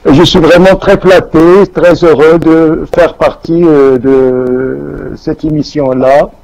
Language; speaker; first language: French; non-native, local second language; Arabic